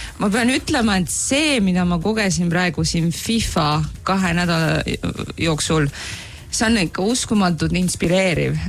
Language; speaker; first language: Estonian; native; Estonian